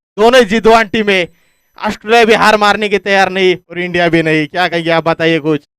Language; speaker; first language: Hindi; non-native, local second language; Marathi